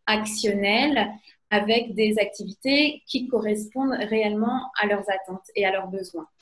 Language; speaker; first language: French; native; French